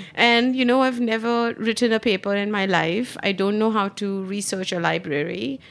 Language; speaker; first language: English; non-native, local second language; Hindi